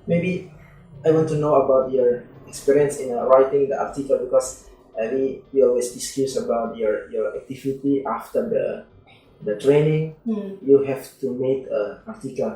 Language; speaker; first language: English; non-native, learner; Indonesian